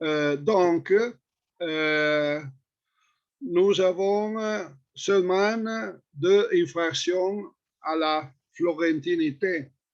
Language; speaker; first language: French; non-native, fluent; Italian